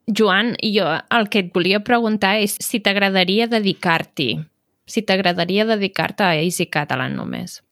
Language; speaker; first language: Catalan; native; Catalan